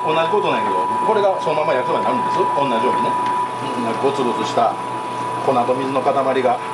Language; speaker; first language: Japanese; native; Japanese